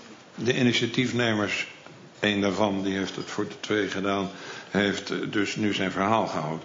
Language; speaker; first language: Dutch; native; Dutch